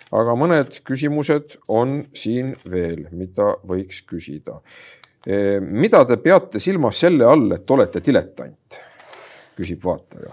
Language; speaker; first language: Estonian; native; Estonian